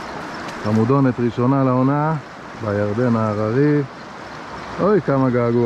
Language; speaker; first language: Hebrew; native; Hebrew